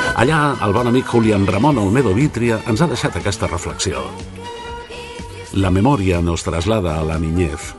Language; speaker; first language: Catalan; native; Catalan